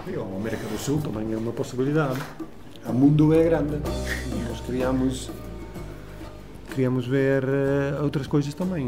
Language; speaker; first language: Portuguese; non-native, learner; Dutch